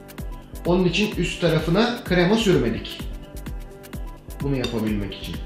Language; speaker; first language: Turkish; native; Turkish